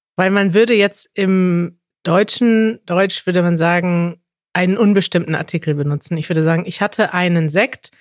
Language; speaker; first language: German; native; German